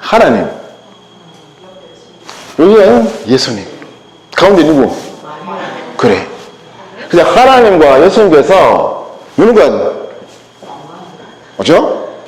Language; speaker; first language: Korean; non-native, learner; French